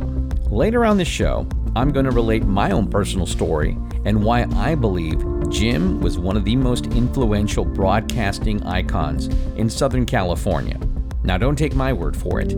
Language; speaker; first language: English; native; English